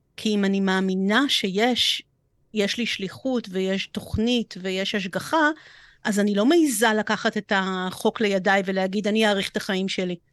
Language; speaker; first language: Hebrew; early bilingual, other home language; Romanian